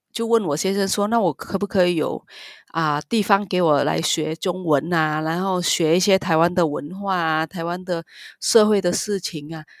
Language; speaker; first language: Chinese; non-native, fluent; Vietnamese